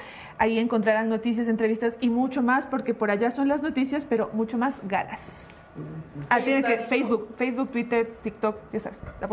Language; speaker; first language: Spanish; native; Spanish